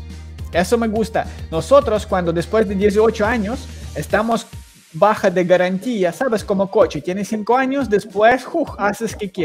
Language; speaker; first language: Spanish; non-native, learner; Ukrainian